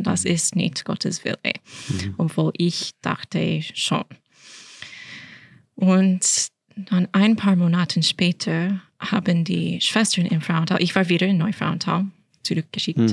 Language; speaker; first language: German; non-native, fluent; English